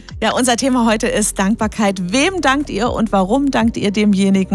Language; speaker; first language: German; native; German